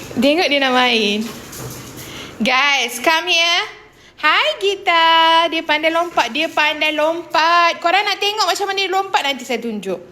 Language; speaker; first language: Malay; non-native, local second language; Tamil